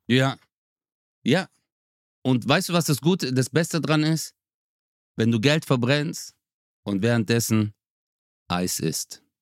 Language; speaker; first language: German; early bilingual, other home language; Turkish